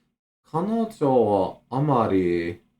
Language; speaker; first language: Japanese; non-native, learner; English